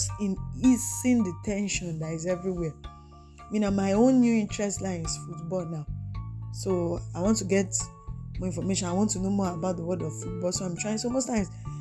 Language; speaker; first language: English; non-native, local second language; Yoruba